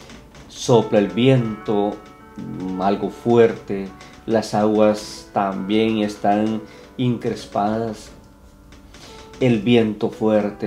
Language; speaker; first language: Spanish; native; Spanish